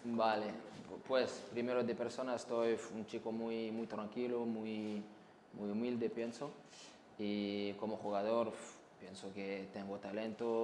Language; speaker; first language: Spanish; non-native, learner; Arabic